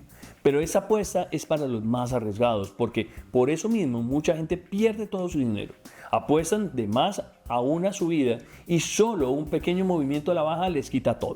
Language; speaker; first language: Spanish; native; Spanish